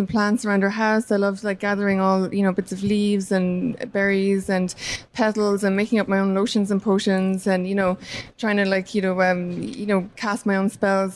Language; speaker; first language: English; native; English